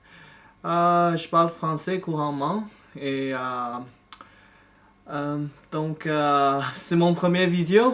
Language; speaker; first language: French; non-native, fluent; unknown